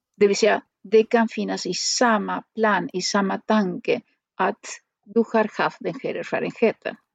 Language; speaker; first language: Swedish; non-native, fluent; Spanish